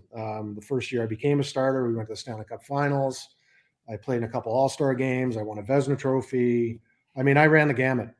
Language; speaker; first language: English; native; English